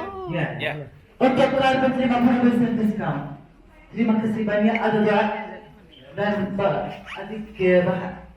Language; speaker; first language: Indonesian; non-native, fluent; Arabic